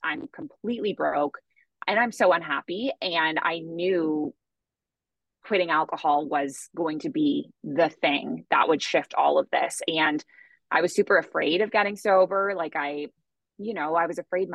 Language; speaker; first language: English; native; English